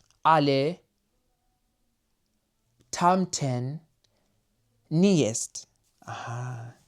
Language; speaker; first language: Polish; non-native, learner; English